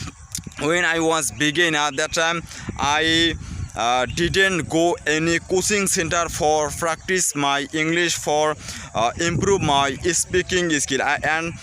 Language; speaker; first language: English; non-native, learner; Bangla